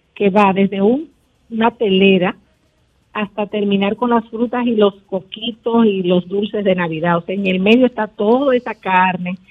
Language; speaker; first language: Spanish; native; Spanish